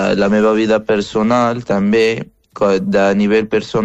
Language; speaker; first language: Catalan; non-native, fluent; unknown